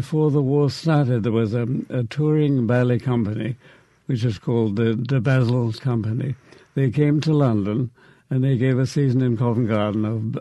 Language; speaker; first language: English; native; English